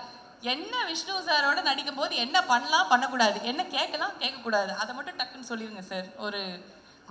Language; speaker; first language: Tamil; native; Tamil